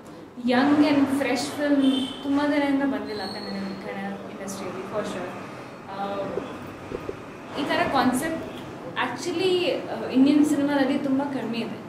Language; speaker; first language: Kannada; non-native, fluent; Hindi